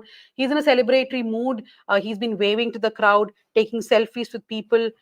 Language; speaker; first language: English; non-native, local second language; Malayalam